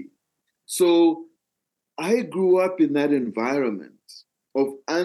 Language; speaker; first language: English; non-native, local second language; Nyanja